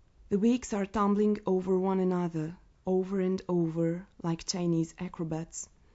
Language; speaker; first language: English; non-native, fluent; Romanian